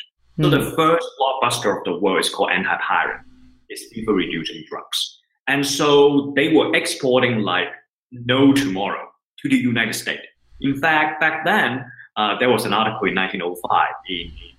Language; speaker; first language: English; non-native, local second language; Cantonese